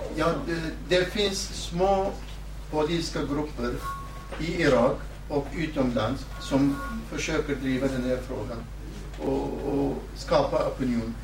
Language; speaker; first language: Swedish; non-native, fluent; Southern Kurdish